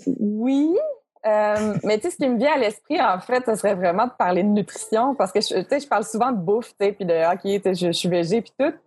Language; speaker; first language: French; native; French